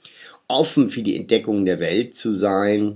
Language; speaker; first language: German; native; German